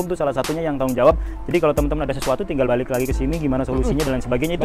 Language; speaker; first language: Indonesian; native; Indonesian